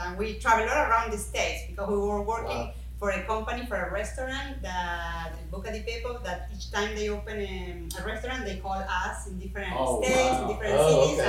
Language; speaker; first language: English; non-native, fluent; Spanish